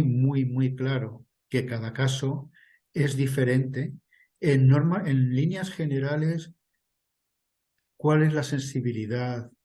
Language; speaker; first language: Spanish; native; Spanish